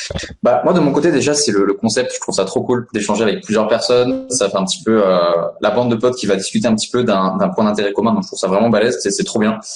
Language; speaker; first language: French; native; French